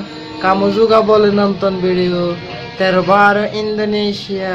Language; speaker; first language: Indonesian; non-native, learner; Bangla